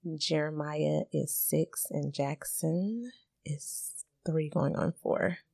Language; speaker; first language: English; native; English